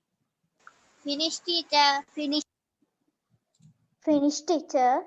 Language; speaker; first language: English; non-native, learner; Sinhala